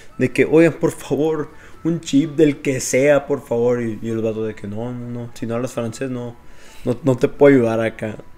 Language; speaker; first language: Spanish; native; Spanish